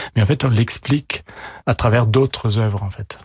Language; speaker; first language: French; non-native, fluent; German